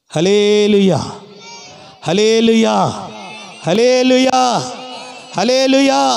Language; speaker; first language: Telugu; non-native, local second language; Odia